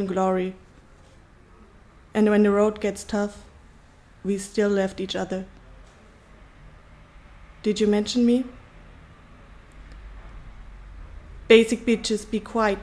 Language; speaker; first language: English; non-native, fluent; German